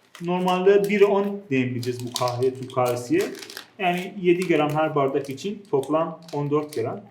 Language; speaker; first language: Turkish; non-native, fluent; Persian